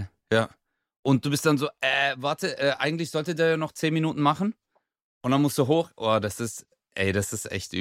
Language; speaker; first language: German; early bilingual, other home language; Turkish